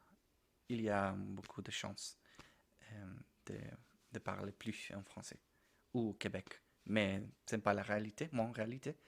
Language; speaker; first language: French; non-native, learner; Spanish